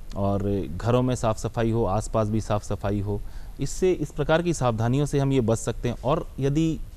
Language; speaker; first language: Hindi; native; Hindi